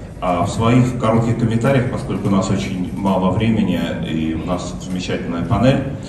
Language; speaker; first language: Russian; native; Russian